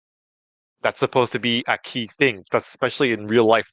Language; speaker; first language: English; native; English